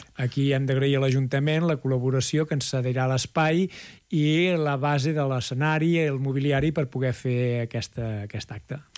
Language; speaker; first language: Catalan; native; Catalan